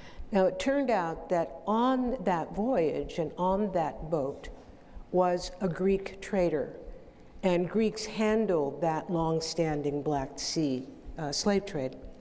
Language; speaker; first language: English; native; English